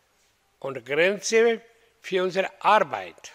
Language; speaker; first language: German; non-native, learner; Hindi